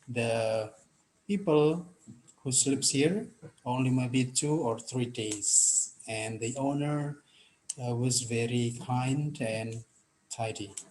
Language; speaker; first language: English; non-native, fluent; Indonesian